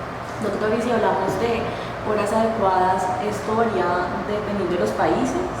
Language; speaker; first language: Spanish; native; Spanish